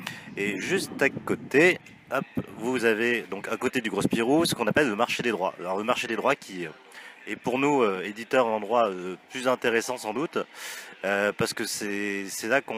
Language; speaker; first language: French; native; French